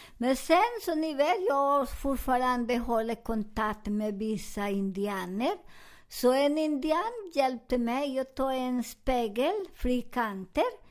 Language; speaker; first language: Swedish; non-native, learner; Spanish